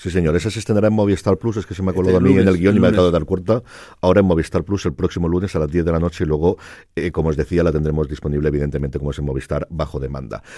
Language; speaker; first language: Spanish; native; Spanish